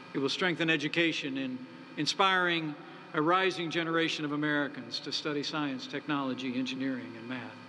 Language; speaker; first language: English; native; English